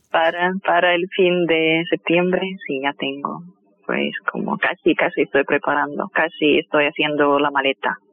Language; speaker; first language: Spanish; non-native, fluent; Russian